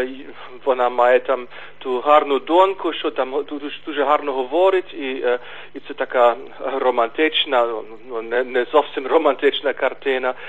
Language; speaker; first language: Ukrainian; non-native, fluent; German